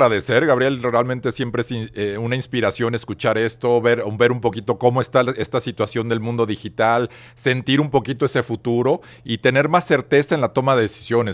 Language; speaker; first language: Spanish; native; Spanish